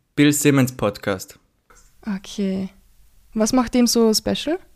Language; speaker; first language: German; native; German